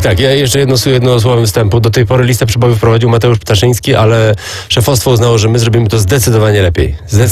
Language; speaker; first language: Polish; native; Polish